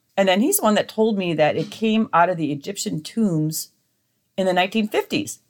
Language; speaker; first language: English; native; English